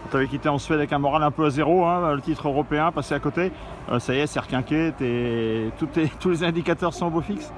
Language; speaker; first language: French; native; French